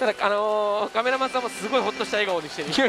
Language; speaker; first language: Japanese; native; Japanese